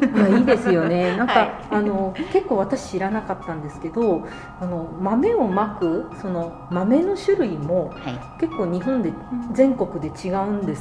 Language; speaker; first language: Japanese; native; Japanese